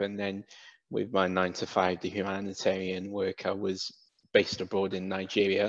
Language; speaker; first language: English; native; English